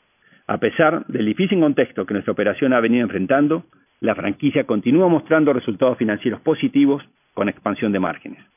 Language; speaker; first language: Spanish; native; Spanish